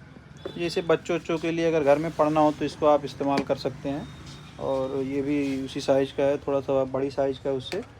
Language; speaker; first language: Hindi; native; Hindi